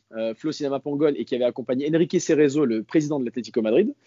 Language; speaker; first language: French; native; French